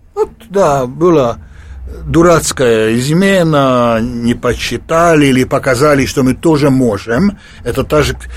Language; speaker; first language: Russian; non-native, fluent; Hungarian